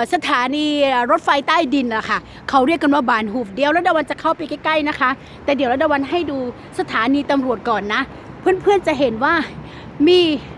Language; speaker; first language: Thai; native; Thai